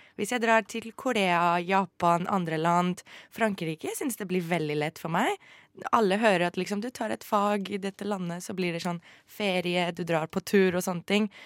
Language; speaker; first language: Norwegian; non-native, fluent; Greek